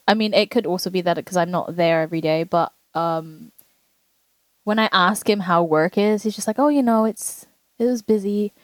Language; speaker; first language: English; native; English